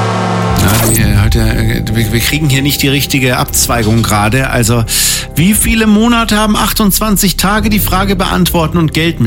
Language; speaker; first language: German; native; German